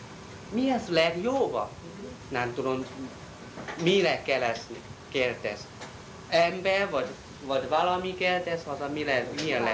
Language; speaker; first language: Hungarian; non-native, learner; Chinese